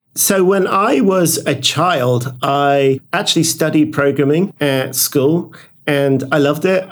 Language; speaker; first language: English; native; English